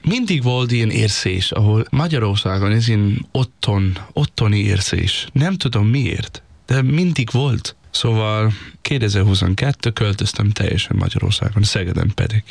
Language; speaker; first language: Hungarian; non-native, learner; Danish